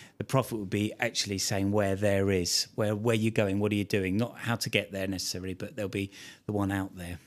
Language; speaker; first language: English; native; English